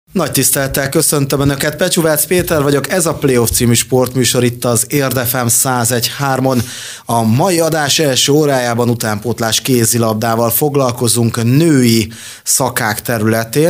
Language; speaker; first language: Hungarian; native; Hungarian